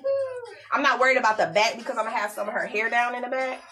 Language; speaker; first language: English; native; English